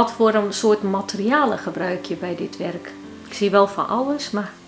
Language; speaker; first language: Dutch; early bilingual, heritage; Turkish